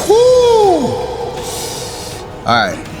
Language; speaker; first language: English; native; English